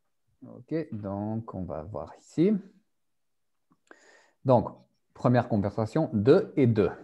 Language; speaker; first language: French; non-native, fluent; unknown